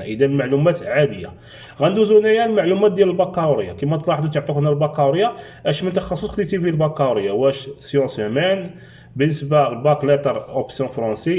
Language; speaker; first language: Arabic; native; Arabic